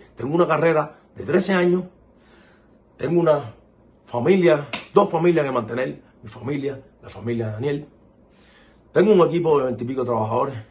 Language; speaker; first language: Spanish; native; Spanish